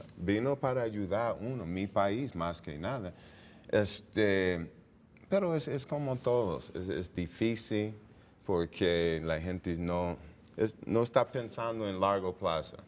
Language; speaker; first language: Spanish; non-native, learner; English